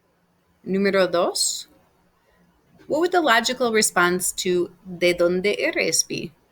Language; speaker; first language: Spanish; non-native, fluent; English